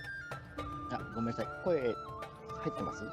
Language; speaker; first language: Japanese; native; Japanese